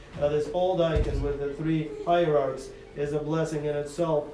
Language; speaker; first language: English; non-native, fluent; Russian